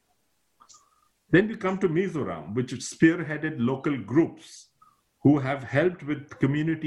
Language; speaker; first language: English; non-native, local second language; Nepali